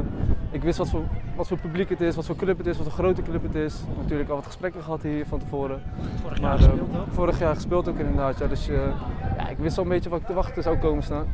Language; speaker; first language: Dutch; early bilingual, other home language; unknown